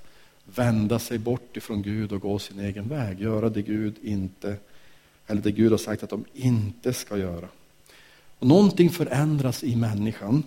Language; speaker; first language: Swedish; native; Swedish